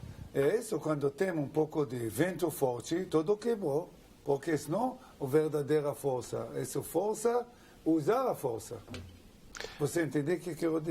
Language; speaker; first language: Portuguese; non-native, learner; Hebrew